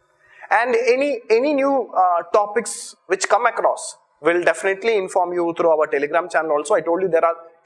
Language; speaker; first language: English; non-native, local second language; Malayalam